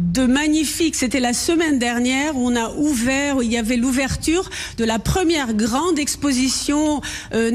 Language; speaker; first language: French; non-native, local second language; Dutch